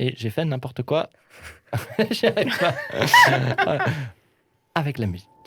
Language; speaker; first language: French; native; French